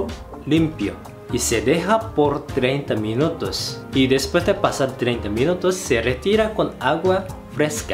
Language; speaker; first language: Spanish; non-native, fluent; Korean